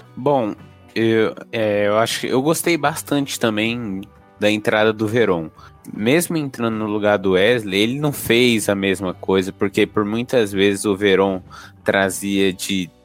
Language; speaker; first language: Portuguese; native; Portuguese